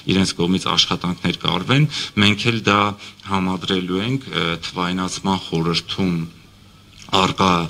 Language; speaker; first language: Armenian; native; Armenian